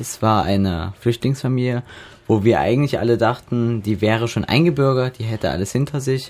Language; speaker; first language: German; native; German